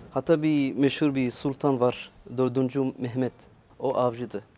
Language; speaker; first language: Turkish; non-native, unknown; Arabic